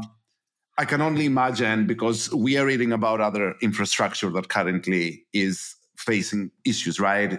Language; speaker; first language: English; non-native, fluent; Greek